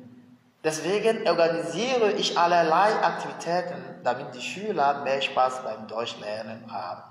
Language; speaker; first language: German; non-native, fluent; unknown